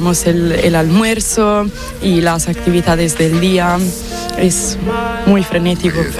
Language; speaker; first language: Spanish; non-native, fluent; Italian